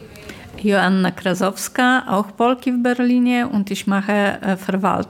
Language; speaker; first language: German; non-native, fluent; Polish